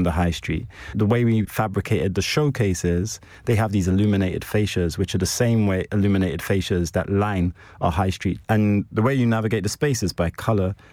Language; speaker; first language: English; native; English